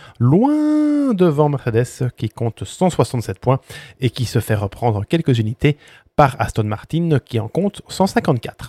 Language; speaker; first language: French; native; French